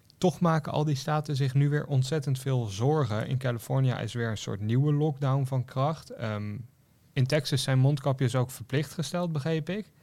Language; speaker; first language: Dutch; native; Dutch